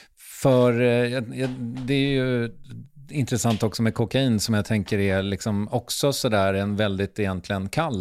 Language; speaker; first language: Swedish; native; Swedish